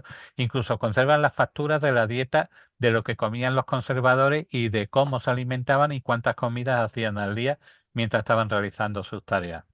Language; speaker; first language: Spanish; native; Spanish